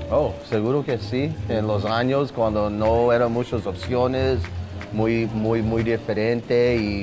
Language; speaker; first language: Spanish; non-native, learner; English